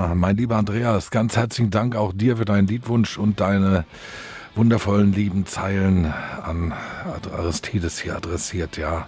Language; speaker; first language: German; native; German